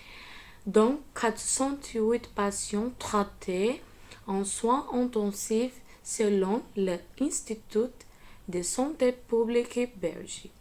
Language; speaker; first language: French; non-native, learner; Portuguese